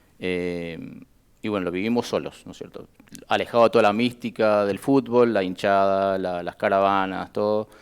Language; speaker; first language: Spanish; native; Spanish